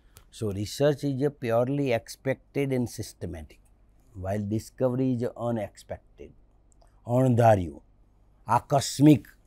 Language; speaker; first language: English; non-native, local second language; Gujarati